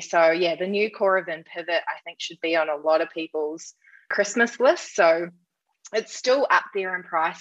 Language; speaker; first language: English; native; English